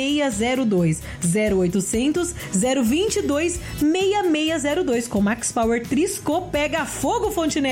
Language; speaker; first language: Portuguese; native; Portuguese